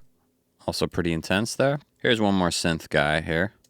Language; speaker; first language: English; native; English